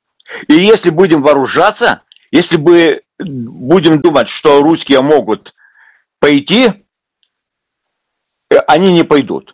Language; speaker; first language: Russian; non-native, local second language; Lithuanian